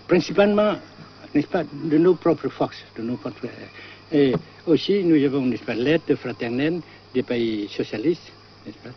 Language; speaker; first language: French; non-native, local second language; Vietnamese